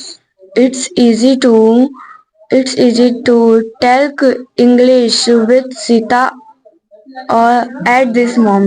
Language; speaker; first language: English; non-native, learner; Hindi